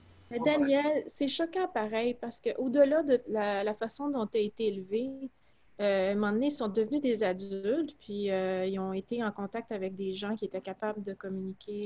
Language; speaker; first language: French; native; French